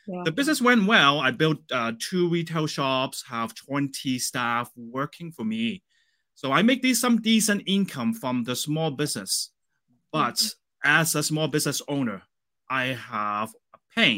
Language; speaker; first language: English; non-native, local second language; Cantonese